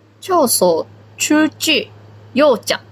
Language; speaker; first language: Chinese; non-native, learner; Korean